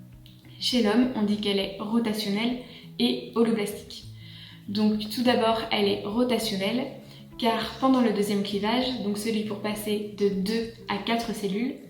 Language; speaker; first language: French; native; French